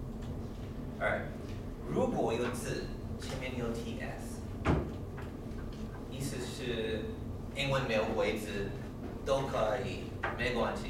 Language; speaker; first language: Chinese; non-native, learner; English